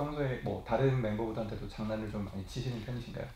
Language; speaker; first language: Korean; native; Korean